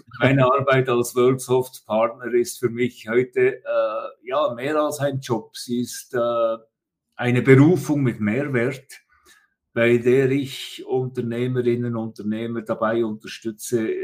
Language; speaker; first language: German; native; German